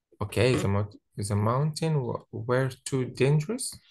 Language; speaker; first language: English; non-native, fluent; Arabic